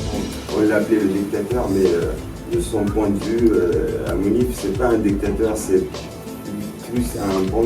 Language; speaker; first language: French; non-native, fluent; Arabic